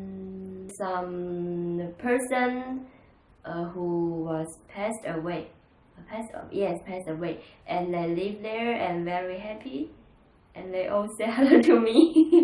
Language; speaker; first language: English; non-native, learner; Chinese